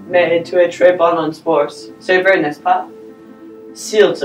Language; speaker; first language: French; non-native, learner; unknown